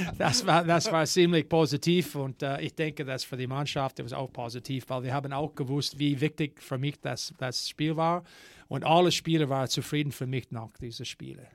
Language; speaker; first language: German; non-native, learner; English